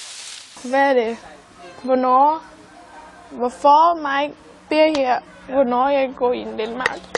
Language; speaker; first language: Danish; non-native, learner; Thai